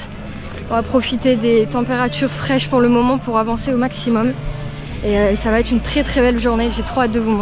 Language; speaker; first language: French; native; French